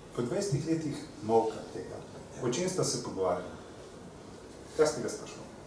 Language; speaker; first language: Slovenian; native; Slovenian